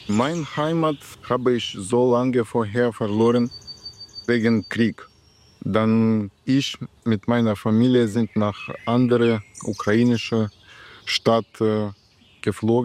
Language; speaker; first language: German; non-native, learner; Ukrainian